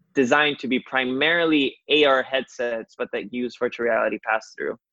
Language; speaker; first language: English; non-native, fluent; Portuguese